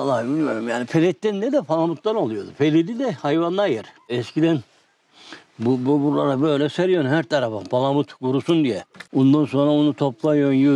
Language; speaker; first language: Turkish; native; Turkish